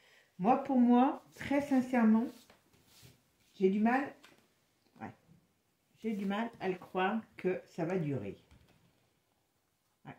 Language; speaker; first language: French; native; French